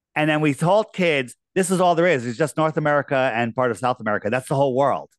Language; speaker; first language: English; native; English